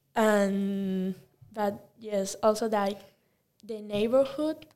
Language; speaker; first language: English; non-native, learner; Spanish